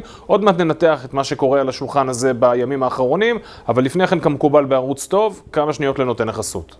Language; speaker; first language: Hebrew; native; Hebrew